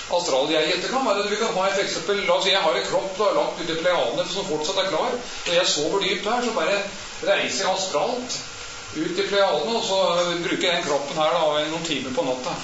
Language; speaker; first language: Norwegian; native; Norwegian